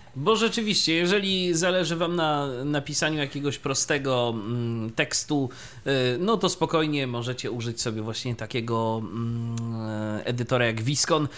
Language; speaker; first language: Polish; native; Polish